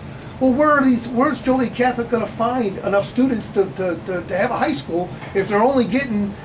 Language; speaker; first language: English; native; English